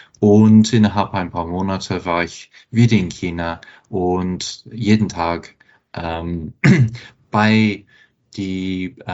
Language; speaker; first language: German; non-native, fluent; English